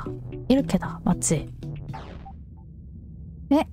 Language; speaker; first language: Korean; native; Korean